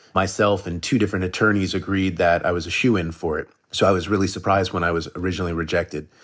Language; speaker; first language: English; native; English